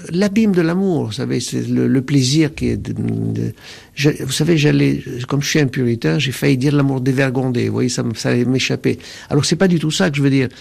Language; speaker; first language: French; non-native, local second language; Arabic